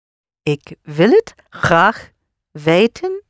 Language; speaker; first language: Dutch; non-native, learner; English